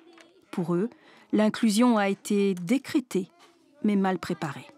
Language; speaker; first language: French; native; French